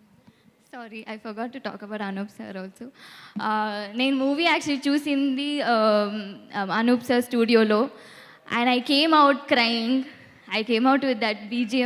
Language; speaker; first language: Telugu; non-native, local second language; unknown